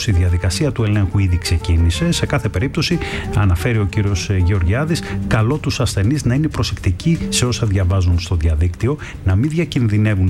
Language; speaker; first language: Greek; native; Greek